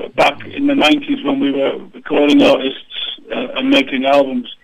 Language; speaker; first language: English; native; English